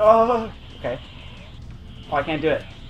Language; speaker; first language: English; native; English